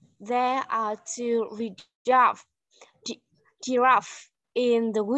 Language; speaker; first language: English; non-native, learner; Vietnamese